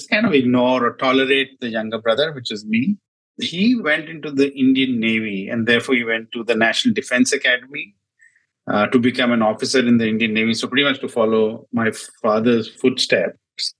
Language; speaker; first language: English; non-native, local second language; Hindi